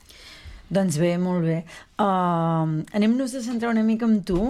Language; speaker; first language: Catalan; native; Catalan